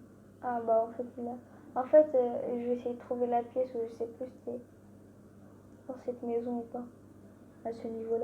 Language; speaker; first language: French; native; French